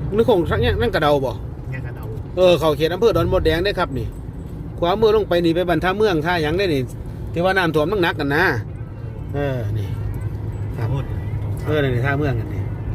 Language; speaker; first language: Thai; native; Thai